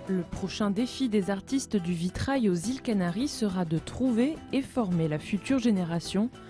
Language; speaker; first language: French; native; French